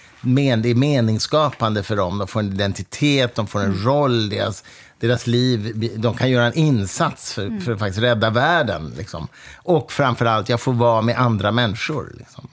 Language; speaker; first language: Swedish; native; Swedish